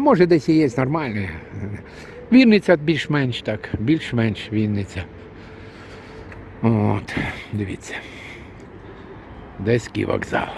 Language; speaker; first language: Ukrainian; non-native, local second language; Russian